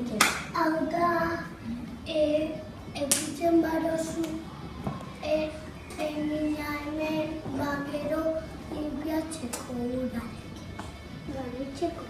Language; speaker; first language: Basque; non-native, local second language; Spanish